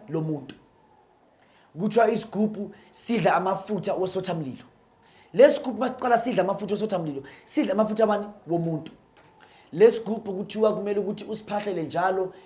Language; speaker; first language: Zulu; non-native, local second language; Northern Sotho